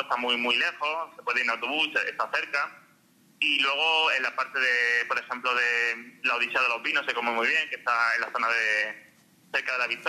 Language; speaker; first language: Spanish; native; Spanish